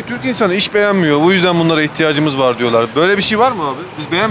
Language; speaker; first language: Turkish; native; Turkish